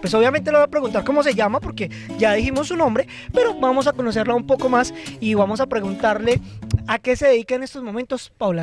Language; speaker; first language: Spanish; native; Spanish